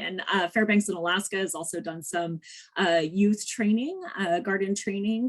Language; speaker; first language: English; native; English